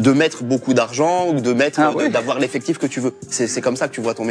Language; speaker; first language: French; native; French